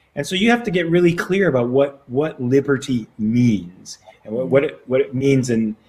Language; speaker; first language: English; native; English